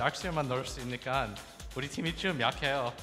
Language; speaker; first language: Korean; non-native, learner; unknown